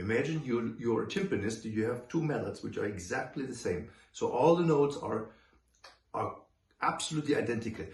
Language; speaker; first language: English; non-native, fluent; German